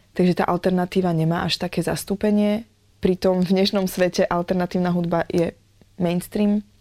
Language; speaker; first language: Slovak; native; Slovak